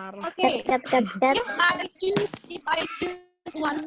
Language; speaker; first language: English; non-native, learner; Indonesian